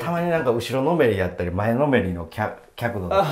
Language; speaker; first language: Japanese; native; Japanese